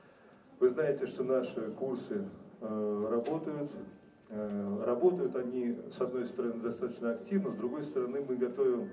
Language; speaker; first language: Russian; native; Russian